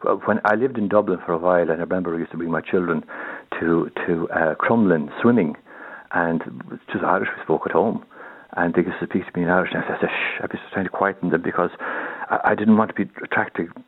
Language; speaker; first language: English; non-native, local second language; Irish